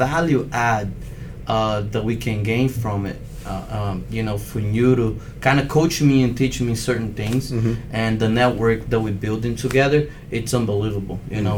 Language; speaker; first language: English; native; English